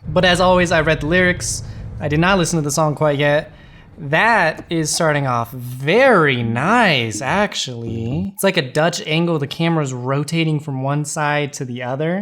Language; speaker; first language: English; native; English